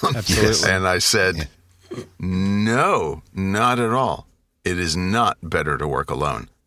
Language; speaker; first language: English; native; English